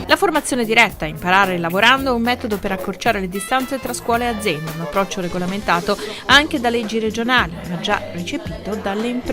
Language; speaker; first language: Italian; native; Italian